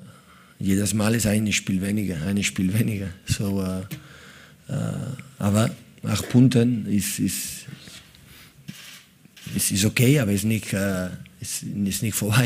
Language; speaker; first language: German; non-native, fluent; Catalan